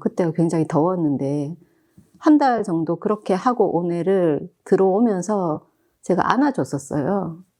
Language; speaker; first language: Korean; native; Korean